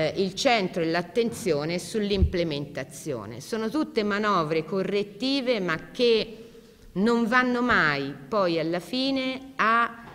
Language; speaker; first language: Italian; native; Italian